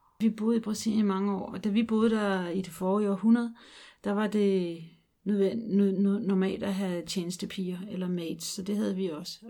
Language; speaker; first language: Danish; native; Danish